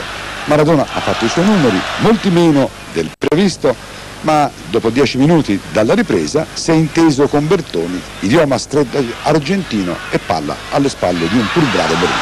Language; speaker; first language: Italian; native; Italian